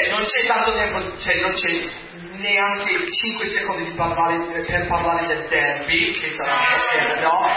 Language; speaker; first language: Italian; non-native, fluent; English